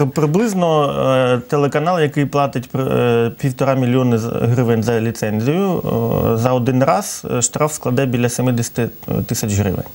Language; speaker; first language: Ukrainian; native; Ukrainian